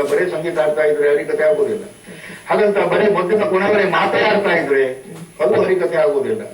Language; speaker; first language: Kannada; non-native, local second language; Marathi